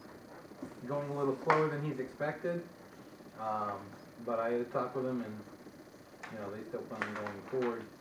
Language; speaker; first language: English; native; English